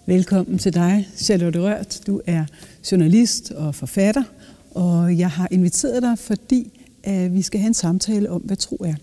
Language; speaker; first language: Danish; native; Danish